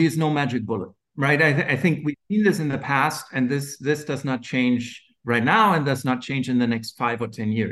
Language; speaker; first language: English; non-native, fluent; German